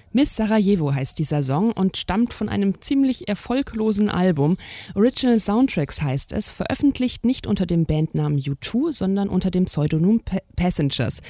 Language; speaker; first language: German; native; German